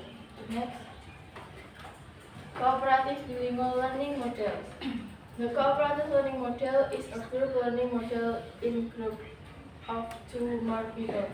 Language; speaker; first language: English; non-native, learner; Indonesian